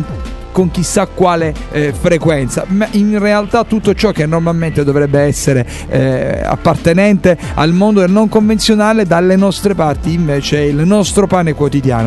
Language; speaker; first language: Italian; native; Italian